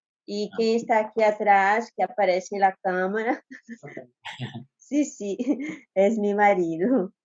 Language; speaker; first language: Spanish; non-native, fluent; Portuguese